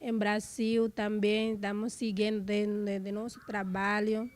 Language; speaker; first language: Portuguese; non-native, learner; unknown